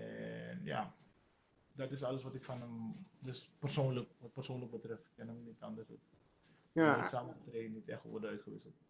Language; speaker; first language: Dutch; non-native, local second language; Sranan Tongo